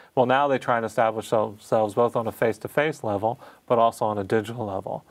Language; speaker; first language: English; native; English